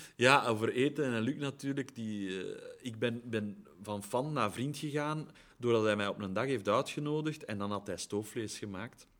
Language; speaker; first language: Dutch; native; Dutch